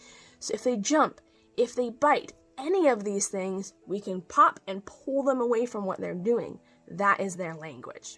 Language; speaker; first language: English; native; English